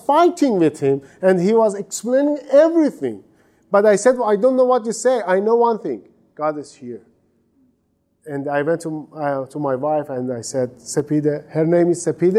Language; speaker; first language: English; non-native, fluent; Persian